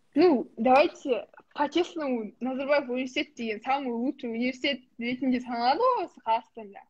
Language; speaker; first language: Russian; non-native, local second language; Kazakh